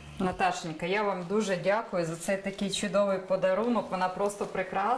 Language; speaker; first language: Ukrainian; native; Ukrainian